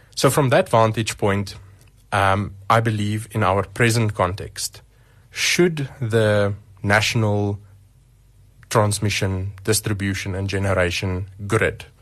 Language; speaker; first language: English; non-native, local second language; Afrikaans